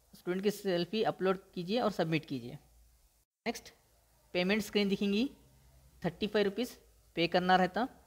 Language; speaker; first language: Hindi; non-native, local second language; Telugu